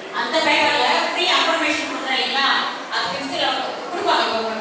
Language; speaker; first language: Tamil; native; Tamil